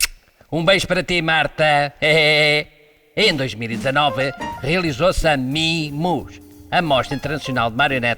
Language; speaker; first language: Portuguese; native; Portuguese